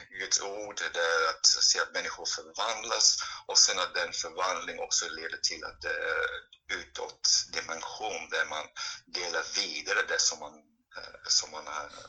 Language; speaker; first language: Swedish; non-native, fluent; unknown